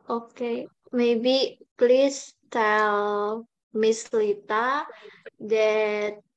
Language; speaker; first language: English; non-native, learner; Indonesian